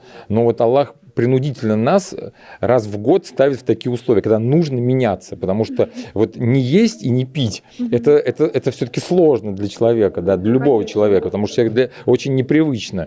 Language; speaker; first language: Russian; native; Russian